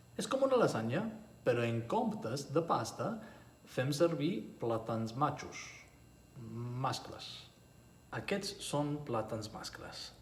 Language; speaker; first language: Catalan; non-native, learner; Spanish